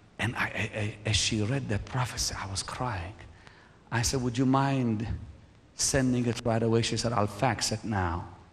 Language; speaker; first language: English; non-native, fluent; Arabic